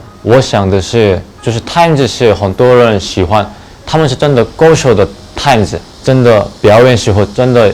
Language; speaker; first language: Chinese; non-native, learner; Korean